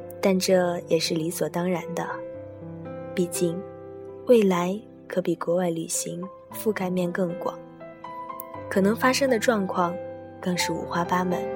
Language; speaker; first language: Chinese; native; Chinese